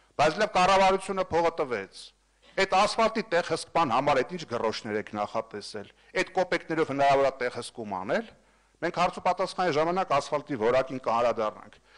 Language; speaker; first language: Armenian; native; Armenian